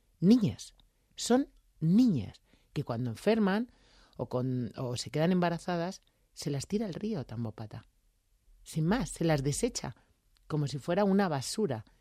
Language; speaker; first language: Spanish; native; Spanish